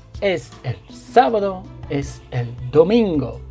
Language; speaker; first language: Spanish; non-native, fluent; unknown